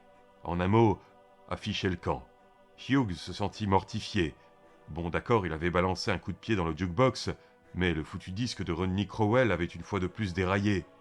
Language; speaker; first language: French; native; French